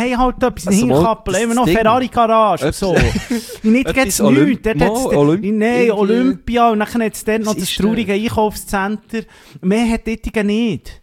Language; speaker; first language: German; native; German